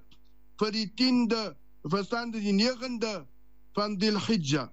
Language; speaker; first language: Dutch; non-native, learner; Afrikaans